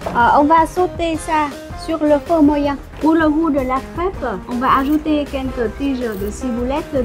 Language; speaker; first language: French; non-native, fluent; Vietnamese